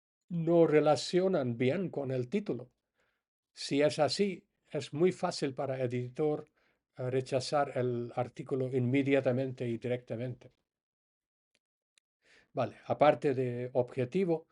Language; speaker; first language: Spanish; non-native, fluent; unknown